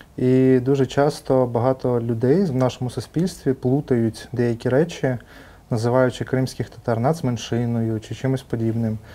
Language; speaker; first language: Ukrainian; non-native, local second language; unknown